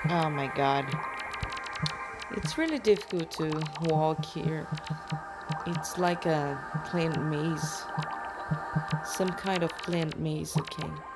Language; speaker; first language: English; non-native, learner; Portuguese